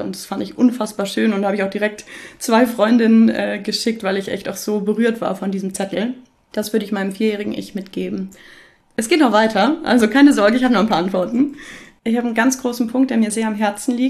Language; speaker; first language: German; native; German